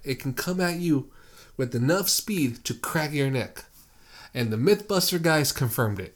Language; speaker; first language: English; early bilingual, other home language; Spanish